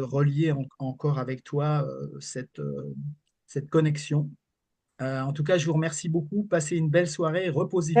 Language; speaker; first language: French; native; French